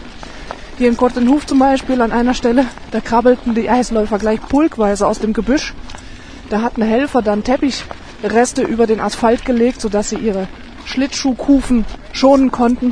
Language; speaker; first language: German; native; German